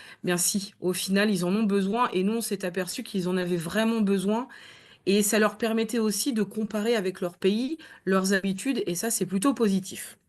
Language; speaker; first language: French; native; French